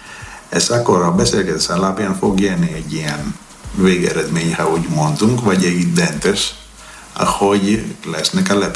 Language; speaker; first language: Hungarian; non-native, learner; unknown